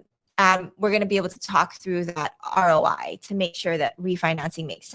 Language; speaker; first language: English; native; English